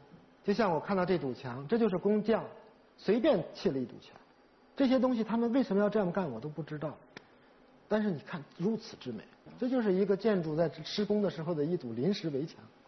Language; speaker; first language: Chinese; native; Chinese